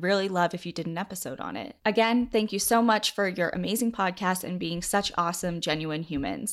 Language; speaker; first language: English; native; English